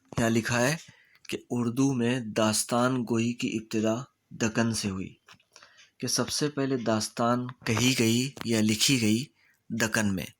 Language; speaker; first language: Urdu; native; Urdu